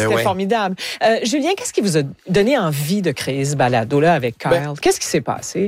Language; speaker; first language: French; native; French